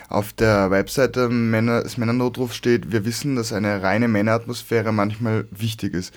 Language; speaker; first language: German; native; German